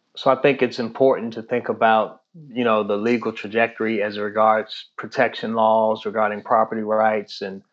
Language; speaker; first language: English; native; English